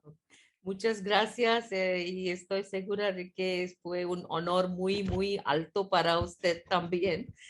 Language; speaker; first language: Spanish; non-native, fluent; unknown